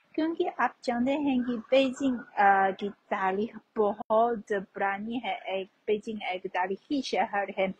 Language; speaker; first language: Urdu; non-native, fluent; Chinese